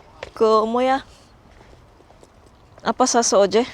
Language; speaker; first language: Korean; non-native, local second language; Filipino